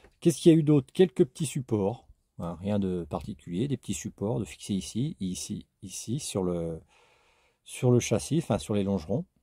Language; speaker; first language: French; native; French